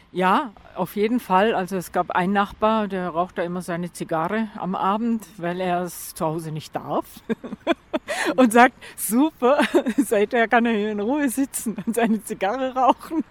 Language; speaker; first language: German; native; German